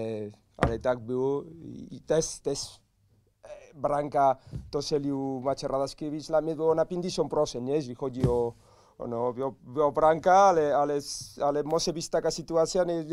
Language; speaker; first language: Polish; non-native, learner; Spanish